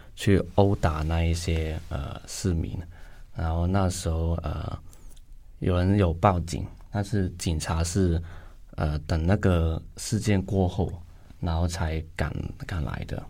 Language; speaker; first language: Chinese; non-native, local second language; Cantonese